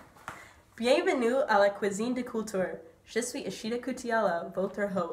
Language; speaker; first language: French; non-native, learner; English